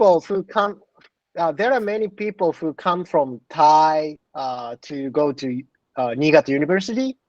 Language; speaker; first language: English; non-native, learner; Japanese